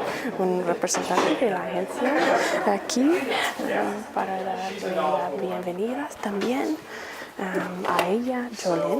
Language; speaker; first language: Spanish; non-native, fluent; English